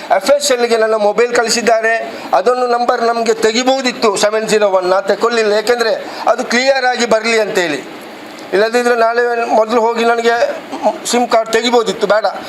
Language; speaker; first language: Kannada; non-native, local second language; Badaga